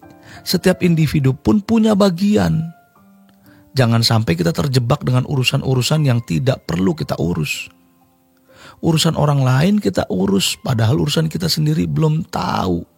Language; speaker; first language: Indonesian; native; Indonesian